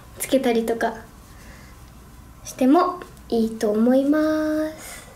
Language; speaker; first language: Japanese; native; Japanese